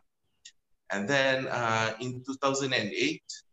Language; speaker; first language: English; non-native, local second language; Malay